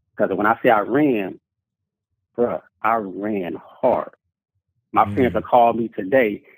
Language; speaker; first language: English; native; English